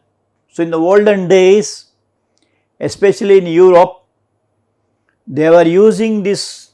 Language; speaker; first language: English; non-native, local second language; Kannada